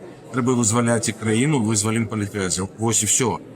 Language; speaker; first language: Belarusian; non-native, local second language; Russian